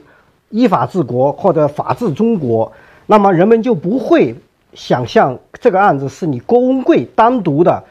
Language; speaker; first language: Chinese; native; Chinese